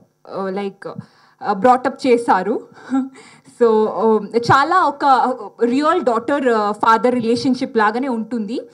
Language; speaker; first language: Telugu; non-native, learner; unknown